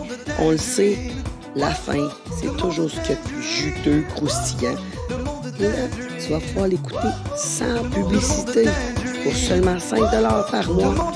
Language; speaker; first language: French; native; French